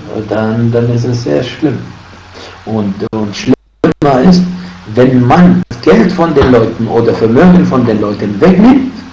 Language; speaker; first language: German; non-native, fluent; Arabic